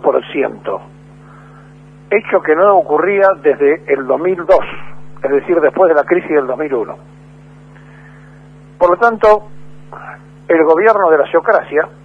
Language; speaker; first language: Spanish; native; Spanish